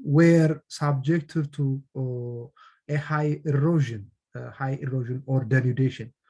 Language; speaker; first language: English; non-native, local second language; Amharic